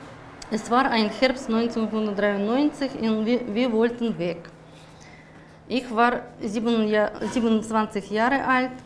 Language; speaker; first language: German; non-native, fluent; Russian